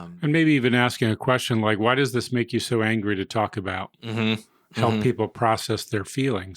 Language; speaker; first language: English; native; English